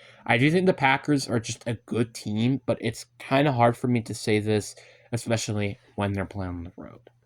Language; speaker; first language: English; native; English